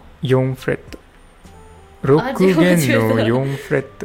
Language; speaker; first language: Japanese; non-native, learner; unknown